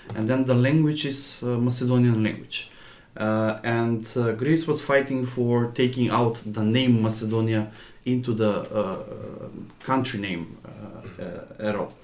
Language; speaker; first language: English; non-native, fluent; Macedonian